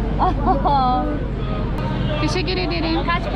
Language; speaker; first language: Turkish; non-native, learner; Uzbek